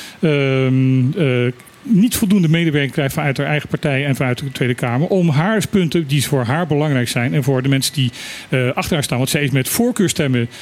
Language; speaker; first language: Dutch; non-native, local second language; Papiamento